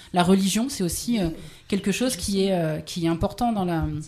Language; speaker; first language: French; native; French